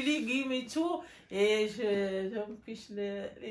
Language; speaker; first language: French; non-native, local second language; Arabic